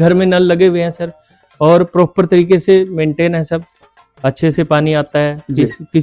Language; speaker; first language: Hindi; native; Hindi